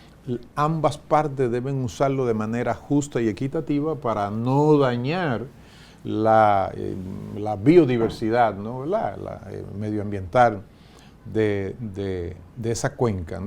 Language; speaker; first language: Spanish; native; Spanish